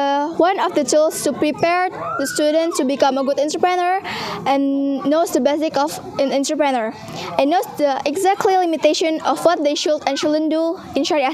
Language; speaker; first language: English; non-native, local second language; Indonesian